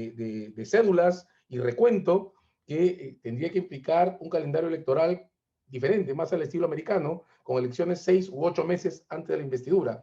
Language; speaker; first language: Spanish; native; Spanish